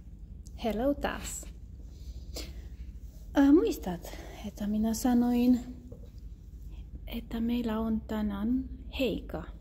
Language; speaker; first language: Finnish; non-native, learner; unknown